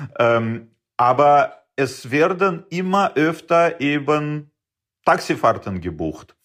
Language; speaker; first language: German; non-native, fluent; Russian